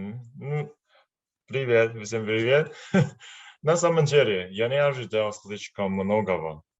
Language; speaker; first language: Russian; non-native, learner; Chinese